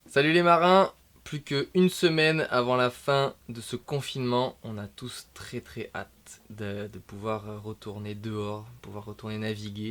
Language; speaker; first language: French; native; French